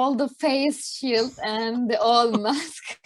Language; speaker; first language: English; non-native, learner; Turkish